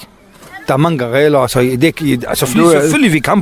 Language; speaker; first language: Danish; non-native, learner; Kurdish